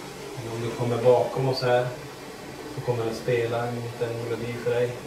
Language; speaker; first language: Swedish; native; Swedish